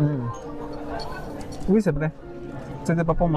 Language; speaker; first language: French; non-native, fluent; Spanish